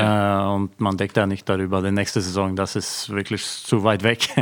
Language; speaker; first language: German; non-native, fluent; Norwegian